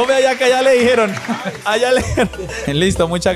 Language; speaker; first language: Spanish; native; Spanish